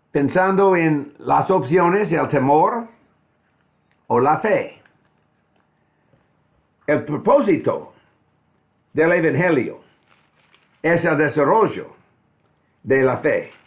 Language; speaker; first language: Spanish; non-native, fluent; English